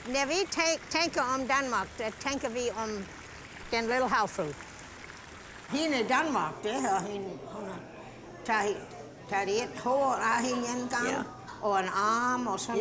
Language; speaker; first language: Danish; early bilingual, heritage; English